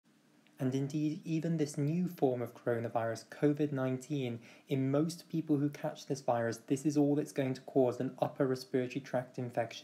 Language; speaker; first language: English; native; English